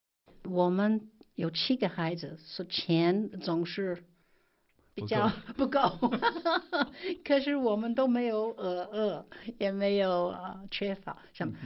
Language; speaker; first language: Chinese; non-native, fluent; English